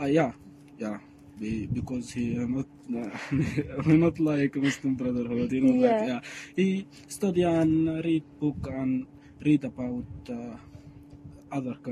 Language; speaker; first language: English; non-native, learner; Arabic